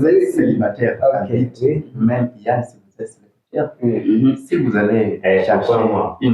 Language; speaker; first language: French; non-native, learner; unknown